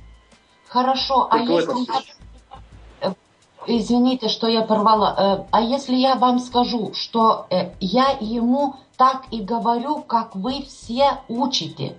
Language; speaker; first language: Russian; non-native, fluent; Lithuanian